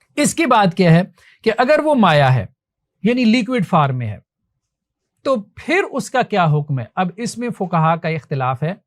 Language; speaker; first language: Urdu; non-native, local second language; Punjabi